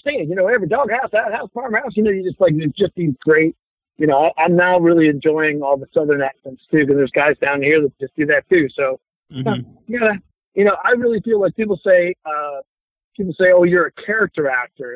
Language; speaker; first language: English; native; English